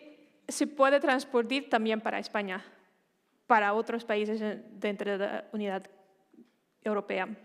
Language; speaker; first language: Spanish; non-native, fluent; Danish